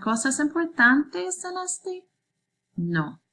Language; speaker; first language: Spanish; non-native, learner; English